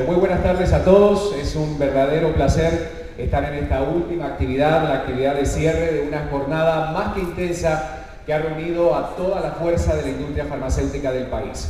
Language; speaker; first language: Spanish; native; Spanish